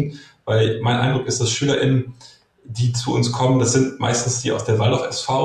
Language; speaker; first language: German; native; German